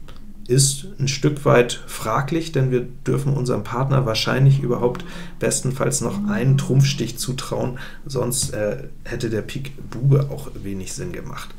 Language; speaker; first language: German; native; German